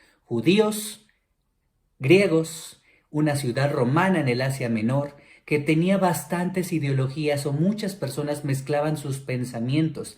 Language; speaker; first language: Spanish; native; Spanish